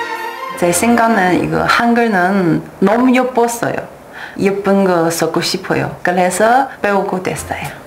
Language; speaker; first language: Korean; non-native, learner; Chinese